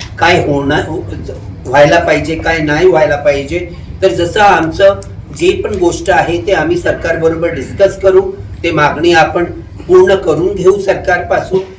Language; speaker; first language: Hindi; native; Hindi